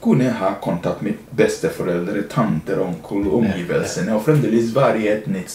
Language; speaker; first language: Norwegian; non-native, fluent; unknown